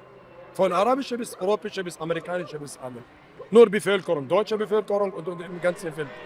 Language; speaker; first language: German; non-native, fluent; Arabic